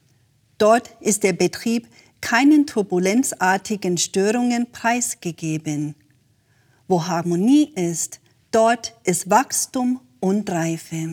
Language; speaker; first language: German; native; German